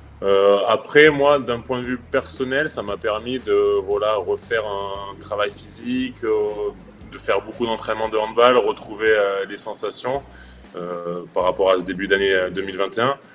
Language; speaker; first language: French; native; French